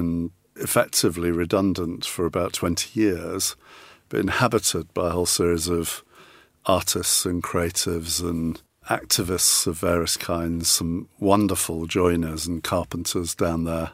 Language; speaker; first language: English; native; English